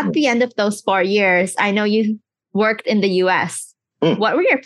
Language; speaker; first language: English; non-native, local second language; Filipino